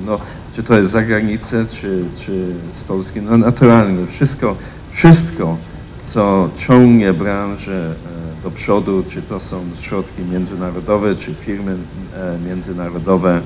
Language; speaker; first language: Polish; non-native, fluent; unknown